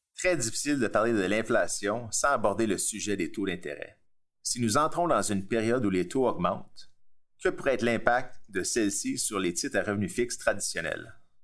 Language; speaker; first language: French; native; French